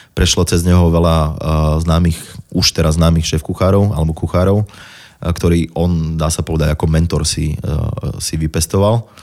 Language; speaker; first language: Slovak; native; Slovak